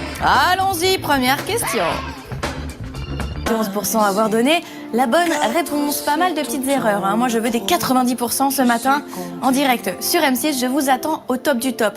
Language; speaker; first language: French; native; French